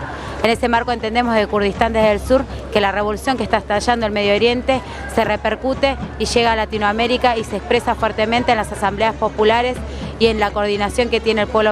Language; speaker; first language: Spanish; native; Spanish